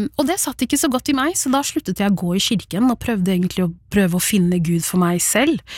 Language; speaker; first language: Norwegian; early bilingual, other home language; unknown